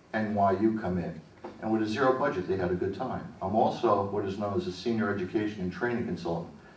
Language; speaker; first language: English; native; English